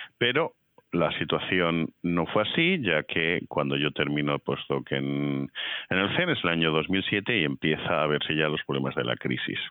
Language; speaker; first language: Spanish; native; Spanish